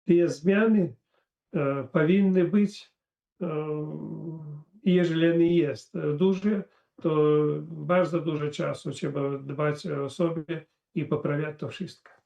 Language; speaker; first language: Polish; non-native, fluent; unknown